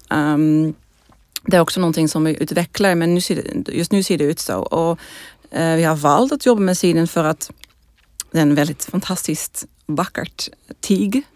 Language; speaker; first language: Swedish; non-native, fluent; Dutch